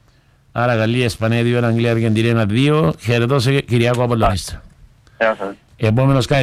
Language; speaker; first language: Greek; native; Greek